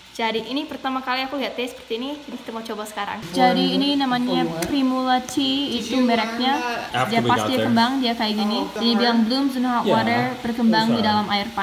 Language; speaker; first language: Indonesian; non-native, fluent; English